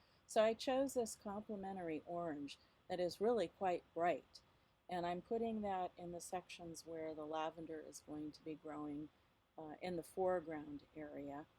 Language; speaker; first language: English; native; English